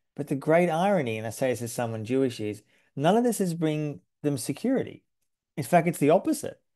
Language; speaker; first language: English; native; English